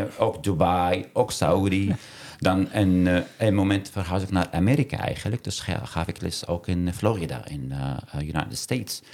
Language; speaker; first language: Dutch; non-native, learner; Arabic